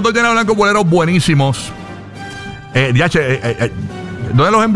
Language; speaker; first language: Spanish; native; Spanish